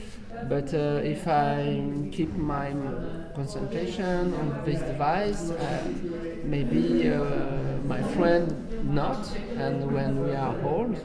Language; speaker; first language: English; non-native, learner; French